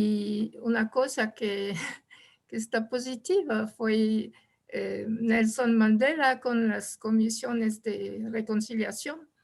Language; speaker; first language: Spanish; non-native, fluent; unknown